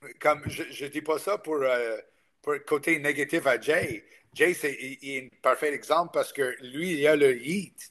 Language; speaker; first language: French; non-native, local second language; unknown